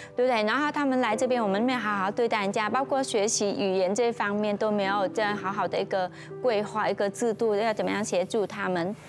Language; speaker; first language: Chinese; non-native, fluent; Vietnamese